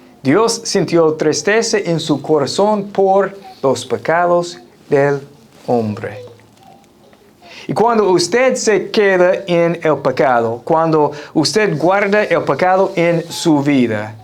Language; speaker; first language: Spanish; non-native, fluent; English